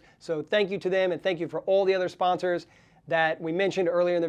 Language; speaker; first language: English; native; English